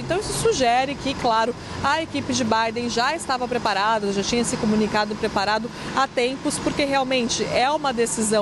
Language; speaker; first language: Portuguese; native; Portuguese